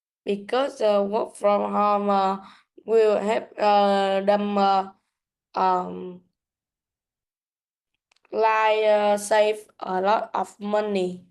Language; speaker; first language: English; non-native, learner; Vietnamese